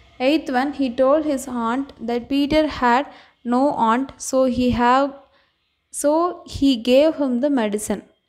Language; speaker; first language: English; non-native, local second language; Tamil